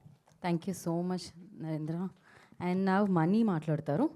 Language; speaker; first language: Telugu; native; Telugu